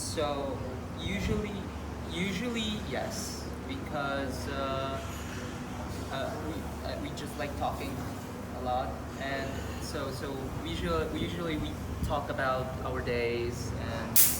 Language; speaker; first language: English; non-native, fluent; Vietnamese